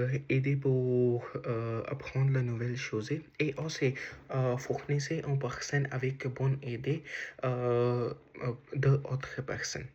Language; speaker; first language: French; non-native, learner; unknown